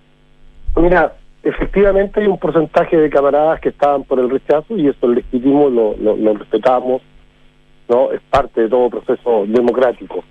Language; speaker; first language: Spanish; native; Spanish